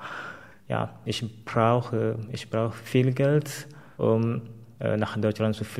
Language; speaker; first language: German; non-native, fluent; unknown